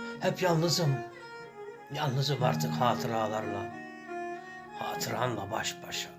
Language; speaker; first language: Turkish; native; Turkish